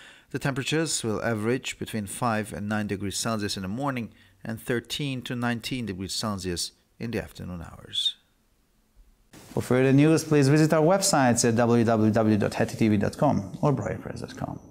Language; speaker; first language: English; non-native, fluent; Hungarian